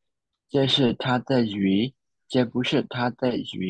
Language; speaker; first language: Chinese; non-native, learner; Burmese